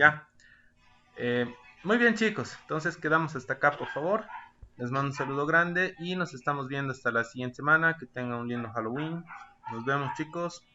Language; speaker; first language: Spanish; native; Spanish